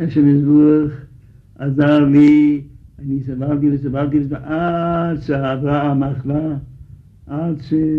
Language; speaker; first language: Hebrew; non-native, fluent; Yiddish